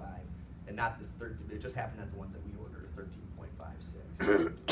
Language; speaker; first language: English; native; English